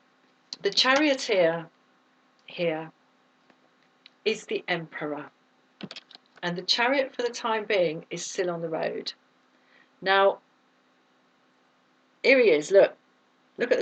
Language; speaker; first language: English; native; English